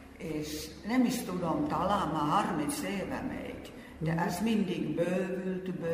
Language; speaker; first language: Hungarian; non-native, fluent; Finnish